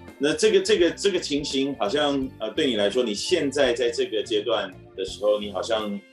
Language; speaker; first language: Chinese; native; Chinese